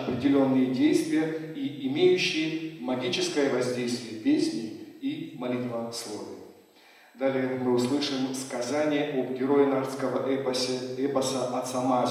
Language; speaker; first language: Russian; native; Russian